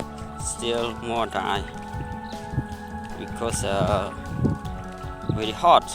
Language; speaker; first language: English; non-native, learner; Khmer